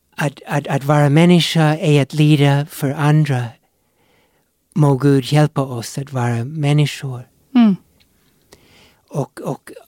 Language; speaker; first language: Swedish; non-native, fluent; English